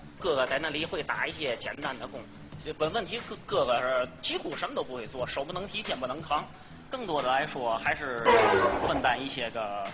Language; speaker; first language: Chinese; native; Chinese